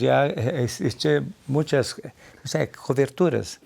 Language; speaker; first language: Spanish; non-native, learner; Portuguese